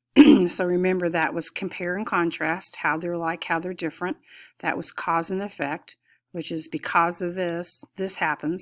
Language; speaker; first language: English; native; English